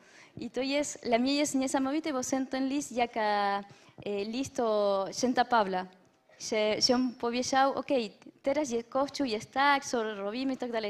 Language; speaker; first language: Polish; non-native, learner; French